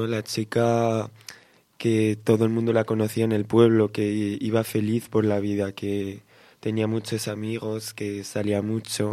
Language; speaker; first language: Spanish; early bilingual, heritage; Spanish